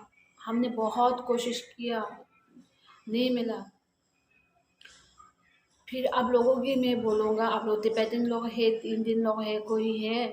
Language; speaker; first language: Hindi; non-native, learner; Tibetan